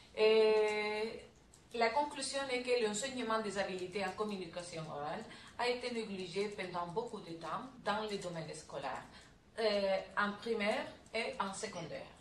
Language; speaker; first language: French; non-native, learner; Spanish